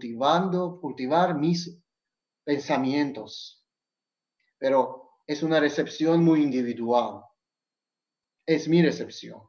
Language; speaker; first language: Spanish; non-native, fluent; Georgian